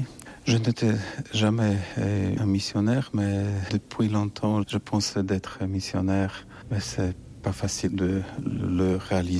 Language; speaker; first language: French; non-native, learner; Polish